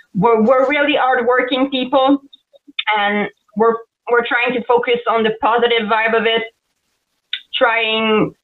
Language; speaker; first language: English; non-native, fluent; French